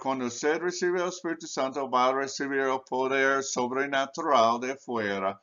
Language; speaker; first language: Spanish; non-native, fluent; English